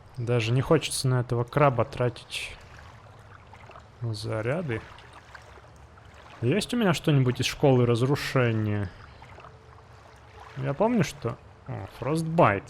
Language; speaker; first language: Russian; native; Russian